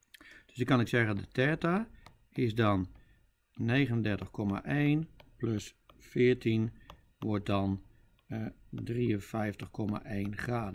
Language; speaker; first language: Dutch; native; Dutch